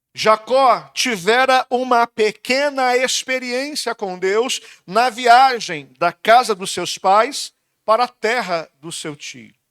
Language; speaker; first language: Portuguese; native; Portuguese